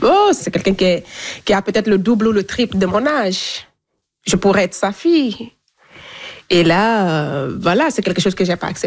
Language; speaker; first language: French; non-native, local second language; Fula